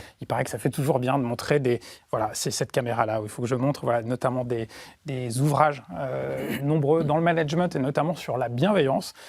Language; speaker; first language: French; native; French